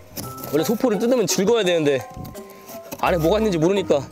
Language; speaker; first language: Korean; native; Korean